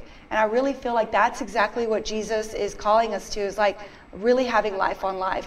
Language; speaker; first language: English; native; English